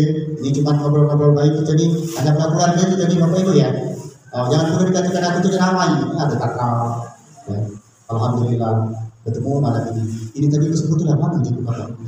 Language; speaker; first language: Indonesian; native; Indonesian